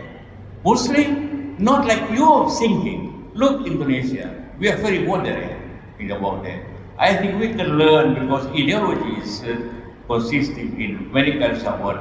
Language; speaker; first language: English; non-native, learner; Indonesian